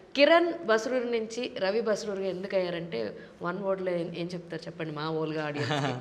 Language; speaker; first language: Telugu; native; Telugu